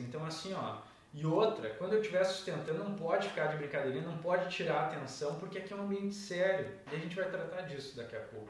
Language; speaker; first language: Portuguese; native; Portuguese